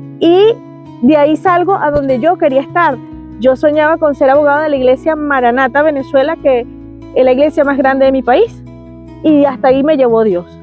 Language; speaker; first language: Spanish; native; Spanish